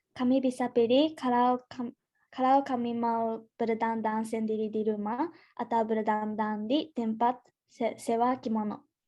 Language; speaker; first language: Indonesian; non-native, learner; Japanese